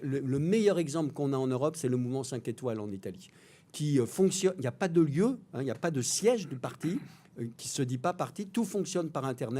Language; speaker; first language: French; native; French